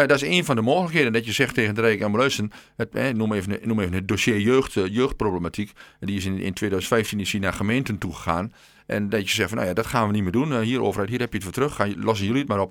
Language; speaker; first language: Dutch; native; Dutch